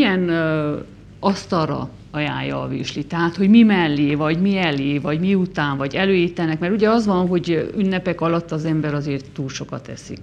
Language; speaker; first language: Hungarian; native; Hungarian